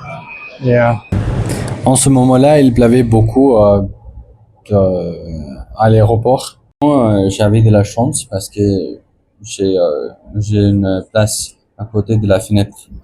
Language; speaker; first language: French; non-native, learner; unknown